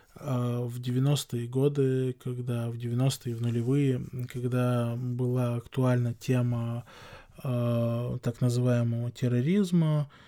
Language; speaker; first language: Russian; non-native, local second language; Chechen